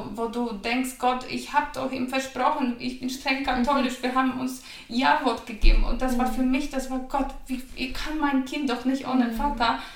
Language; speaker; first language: German; non-native, fluent; Polish